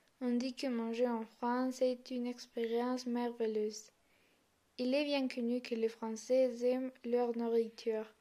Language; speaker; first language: French; non-native, learner; Spanish